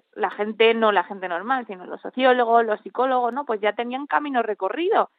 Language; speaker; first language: Spanish; native; Spanish